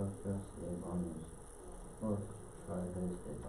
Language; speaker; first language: Spanish; non-native, learner; English